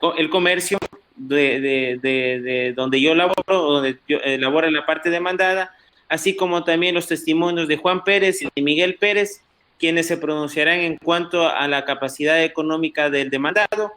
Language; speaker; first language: Spanish; native; Spanish